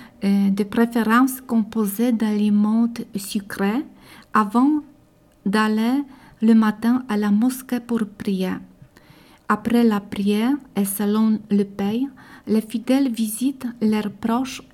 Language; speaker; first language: French; non-native, learner; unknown